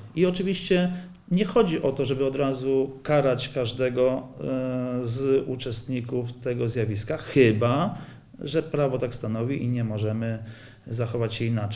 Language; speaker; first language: Polish; native; Polish